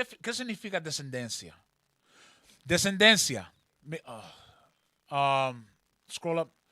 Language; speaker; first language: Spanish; early bilingual, heritage; Spanish